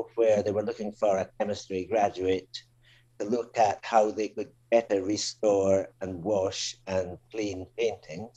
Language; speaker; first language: English; native; English